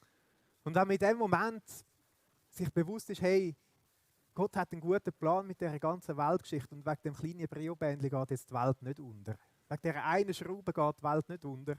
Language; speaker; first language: German; native; German